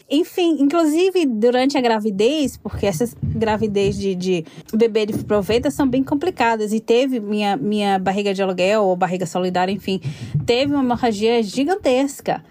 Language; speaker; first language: Portuguese; native; Portuguese